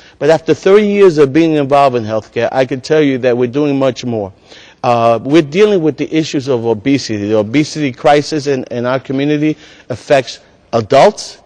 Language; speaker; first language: English; early bilingual, other home language; Spanish